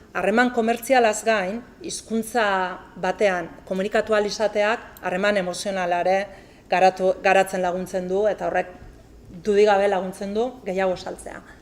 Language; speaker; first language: Basque; native; Basque